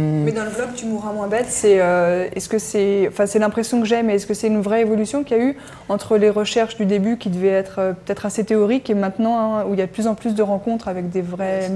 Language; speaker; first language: French; native; French